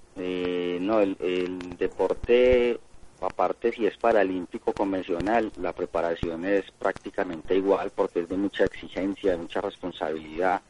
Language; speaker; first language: Spanish; native; Spanish